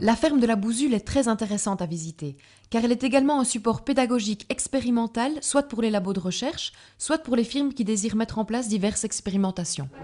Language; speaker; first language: French; native; French